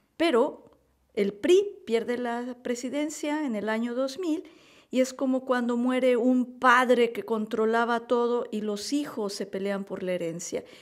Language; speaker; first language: Spanish; native; Spanish